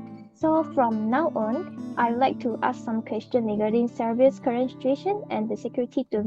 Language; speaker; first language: English; non-native, fluent; Japanese